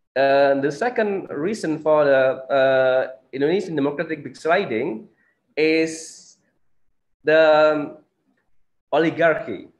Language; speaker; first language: English; non-native, fluent; Indonesian